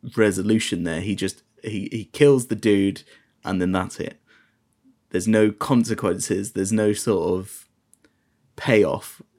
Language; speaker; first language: English; native; English